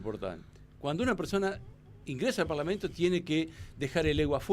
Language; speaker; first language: Spanish; native; Spanish